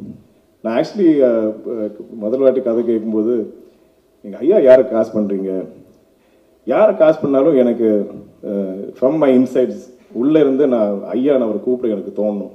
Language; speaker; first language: Tamil; non-native, local second language; Malayalam